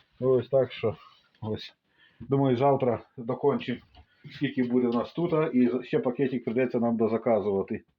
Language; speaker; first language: Ukrainian; native; Ukrainian